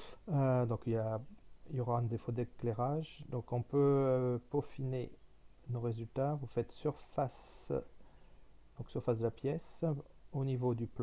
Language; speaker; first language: French; native; French